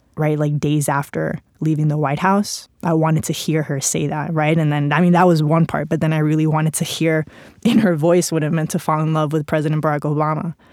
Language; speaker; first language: English; non-native, fluent; Spanish